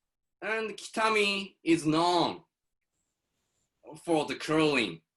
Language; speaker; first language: English; non-native, learner; Japanese